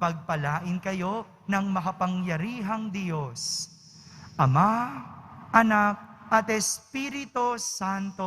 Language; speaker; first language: Filipino; native; Filipino